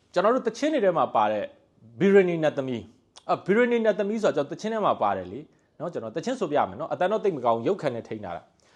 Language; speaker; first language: Burmese; native; Burmese